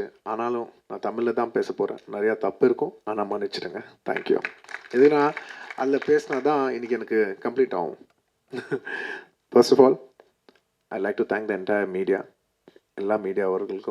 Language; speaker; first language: Tamil; non-native, local second language; Telugu